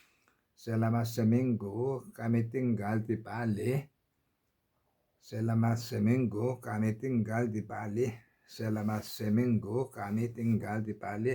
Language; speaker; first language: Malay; non-native, learner; Korean